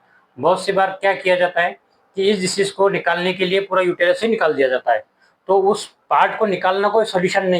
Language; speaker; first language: Hindi; native; Hindi